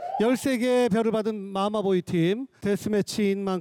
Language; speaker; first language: Korean; native; Korean